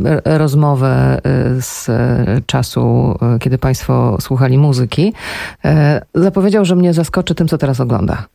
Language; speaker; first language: Polish; native; Polish